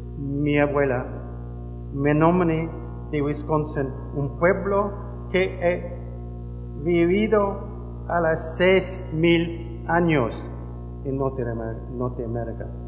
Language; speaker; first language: Spanish; non-native, learner; English